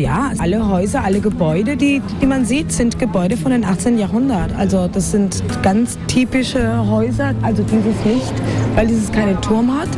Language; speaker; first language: German; non-native, fluent; Spanish